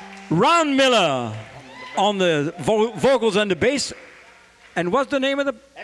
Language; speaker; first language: English; early bilingual, other home language; French